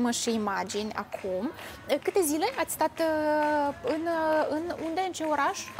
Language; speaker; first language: Romanian; native; Romanian